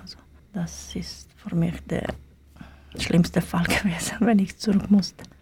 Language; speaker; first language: German; non-native, learner; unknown